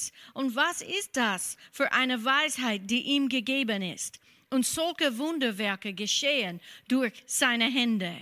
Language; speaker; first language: German; non-native, fluent; English